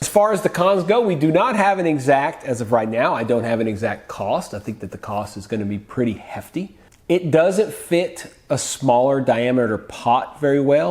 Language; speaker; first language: English; native; English